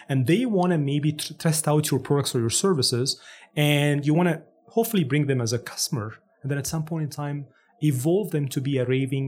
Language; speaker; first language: English; non-native, fluent; Arabic